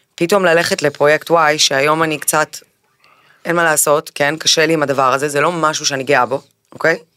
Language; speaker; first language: Hebrew; early bilingual, other home language; Spanish